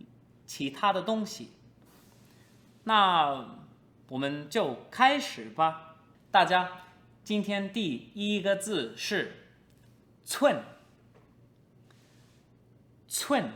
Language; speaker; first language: Chinese; non-native, fluent; English